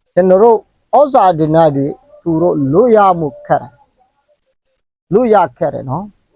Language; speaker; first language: Burmese; non-native, local second language; Rohingya